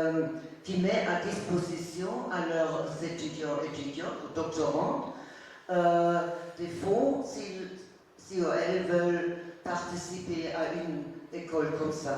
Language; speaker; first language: French; non-native, fluent; German